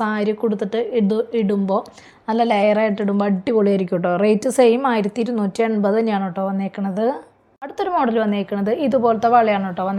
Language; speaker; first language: Malayalam; native; Malayalam